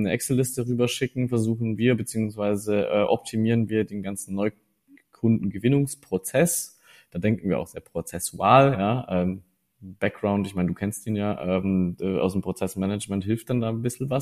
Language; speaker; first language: German; native; German